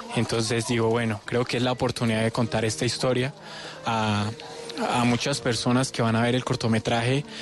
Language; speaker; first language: Spanish; native; Spanish